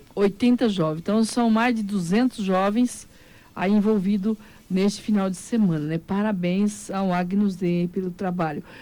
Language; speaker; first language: Portuguese; native; Portuguese